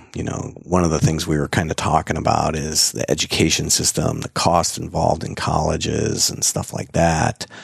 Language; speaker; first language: English; native; English